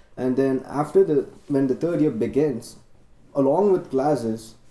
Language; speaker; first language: English; non-native, local second language; Tamil